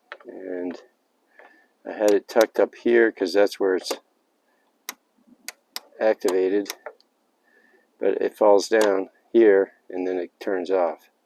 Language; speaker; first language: English; native; English